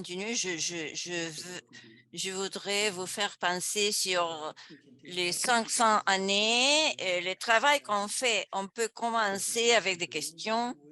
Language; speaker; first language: French; non-native, fluent; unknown